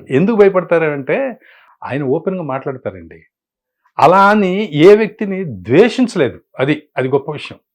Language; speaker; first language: Telugu; native; Telugu